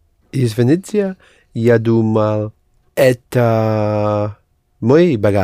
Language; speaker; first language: Russian; non-native, learner; English